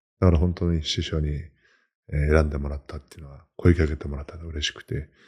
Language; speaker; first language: Japanese; non-native, fluent; Mongolian